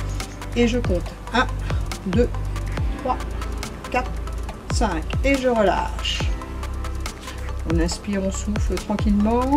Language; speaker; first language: French; native; French